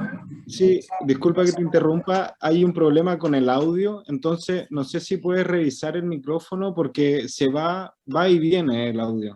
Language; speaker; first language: Spanish; native; Spanish